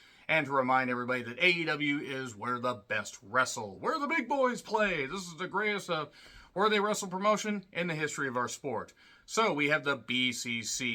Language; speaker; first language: English; native; English